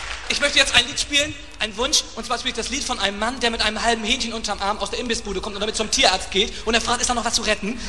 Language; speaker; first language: German; native; German